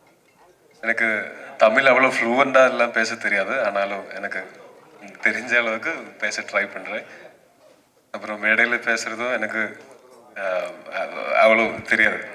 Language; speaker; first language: Tamil; non-native, learner; Malayalam